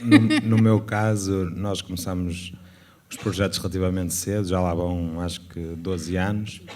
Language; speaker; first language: Portuguese; native; Portuguese